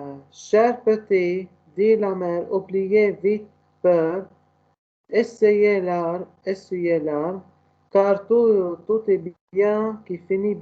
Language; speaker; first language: French; non-native, learner; Arabic